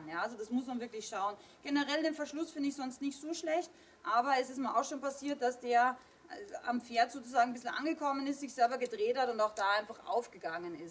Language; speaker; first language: German; native; German